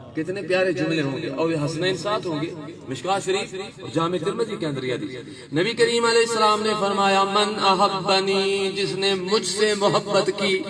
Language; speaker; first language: Urdu; non-native, local second language; Sindhi